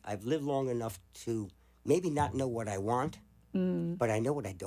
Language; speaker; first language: English; native; English